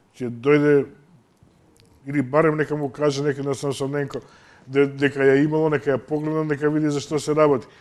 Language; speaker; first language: Macedonian; native; Macedonian